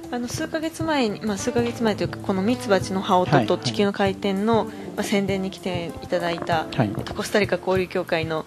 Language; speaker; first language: Japanese; native; Japanese